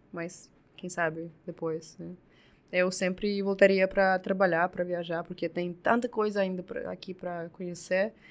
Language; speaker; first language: Portuguese; non-native, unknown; Russian